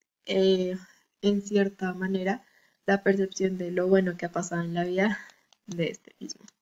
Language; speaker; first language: Spanish; native; Spanish